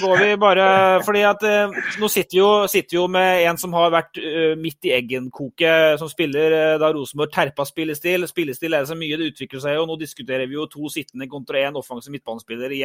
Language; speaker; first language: Norwegian; native; Norwegian